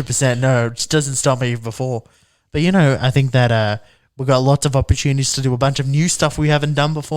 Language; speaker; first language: English; native; English